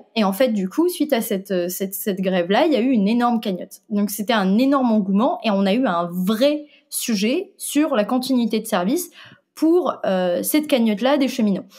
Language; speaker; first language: French; non-native, local second language; Arabic